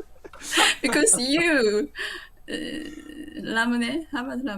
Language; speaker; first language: English; non-native, learner; Japanese